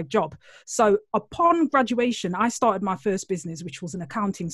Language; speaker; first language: English; native; English